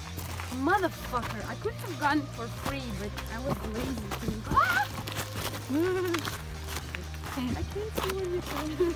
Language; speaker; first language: English; non-native, fluent; Belarusian